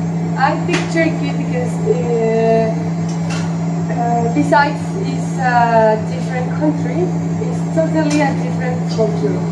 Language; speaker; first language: English; non-native, fluent; Spanish